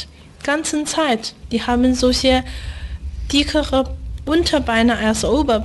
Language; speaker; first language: German; non-native, fluent; Chinese